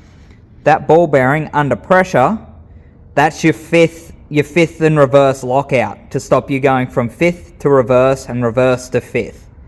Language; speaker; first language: English; native; English